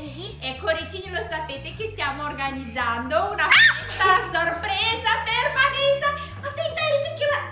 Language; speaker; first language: Italian; native; Italian